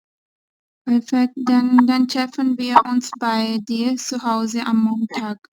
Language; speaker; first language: German; non-native, learner; Urdu